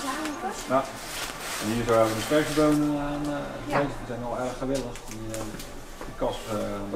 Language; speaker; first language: Dutch; native; Dutch